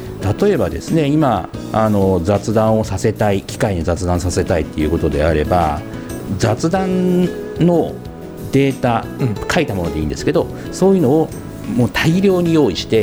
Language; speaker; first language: Japanese; native; Japanese